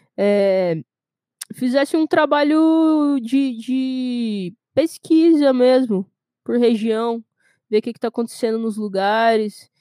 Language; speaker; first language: Portuguese; native; Portuguese